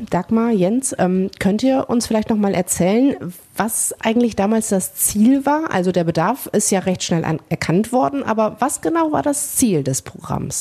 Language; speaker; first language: German; native; German